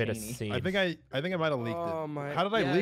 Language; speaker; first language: English; native; English